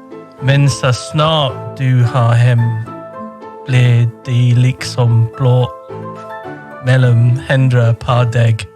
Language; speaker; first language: Norwegian; non-native, learner; English